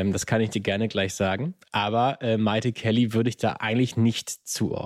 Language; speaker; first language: German; native; German